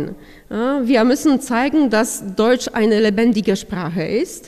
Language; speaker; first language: German; non-native, fluent; Polish